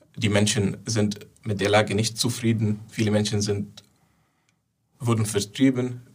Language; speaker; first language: German; non-native, fluent; Arabic